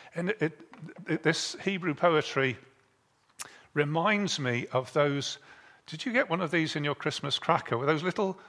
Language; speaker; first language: English; native; English